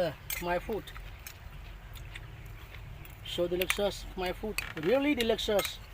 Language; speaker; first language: English; non-native, learner; Khmer